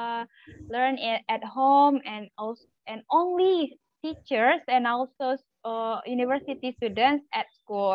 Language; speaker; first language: English; non-native, learner; Malay